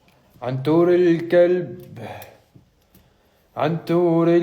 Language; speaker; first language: Arabic; native; Arabic